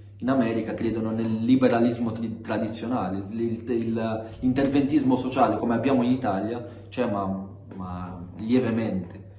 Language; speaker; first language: Italian; early bilingual, other home language; Arabic